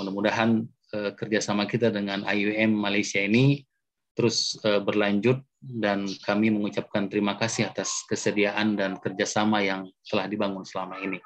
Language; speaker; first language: Indonesian; native; Indonesian